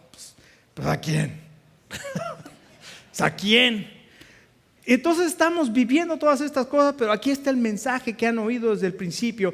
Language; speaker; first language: Spanish; native; Spanish